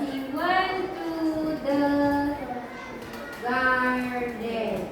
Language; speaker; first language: English; non-native, learner; Indonesian